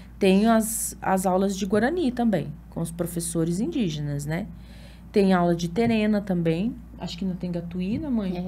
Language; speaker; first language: Portuguese; native; Portuguese